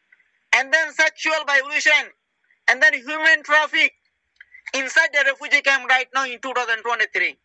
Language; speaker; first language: English; non-native, learner; Rohingya